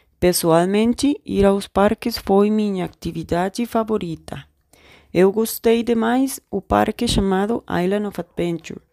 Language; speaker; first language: Portuguese; non-native, learner; Spanish